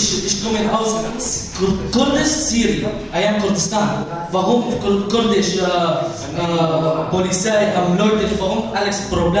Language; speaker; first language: German; non-native, learner; Kurdish